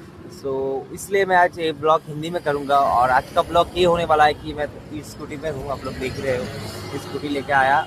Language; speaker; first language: Hindi; non-native, local second language; Bangla